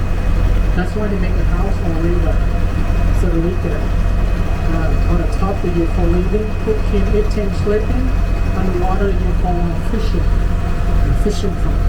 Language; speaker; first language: English; non-native, learner; Vietnamese